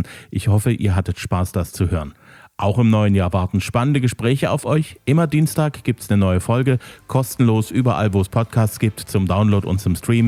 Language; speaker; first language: German; native; German